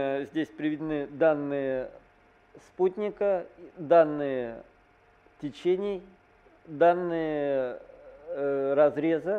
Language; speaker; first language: Russian; native; Russian